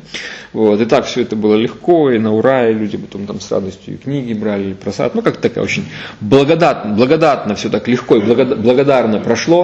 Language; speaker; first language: Russian; native; Russian